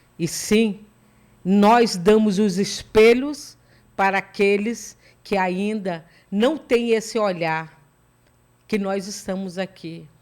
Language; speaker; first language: Portuguese; native; Portuguese